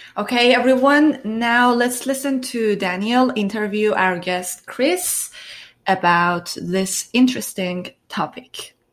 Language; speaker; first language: English; non-native, fluent; Persian